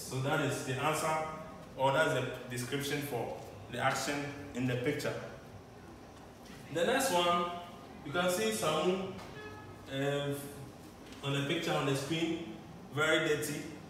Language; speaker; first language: English; non-native, local second language; Akan